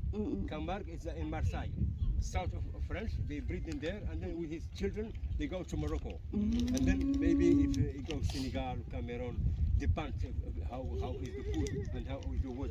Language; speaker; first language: English; non-native, learner; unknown